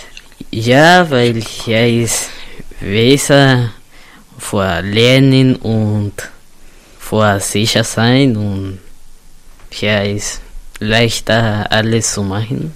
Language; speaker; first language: German; non-native, learner; Spanish